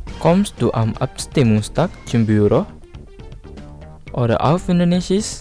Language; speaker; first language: German; non-native, fluent; Indonesian